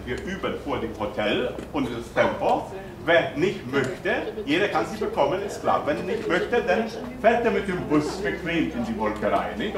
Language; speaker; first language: German; non-native, fluent; Polish